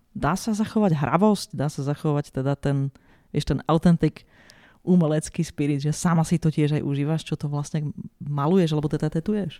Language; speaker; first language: Slovak; native; Slovak